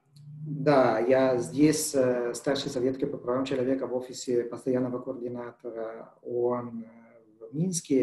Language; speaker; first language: Russian; non-native, fluent; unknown